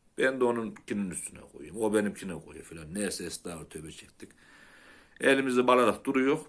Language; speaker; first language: Turkish; native; Turkish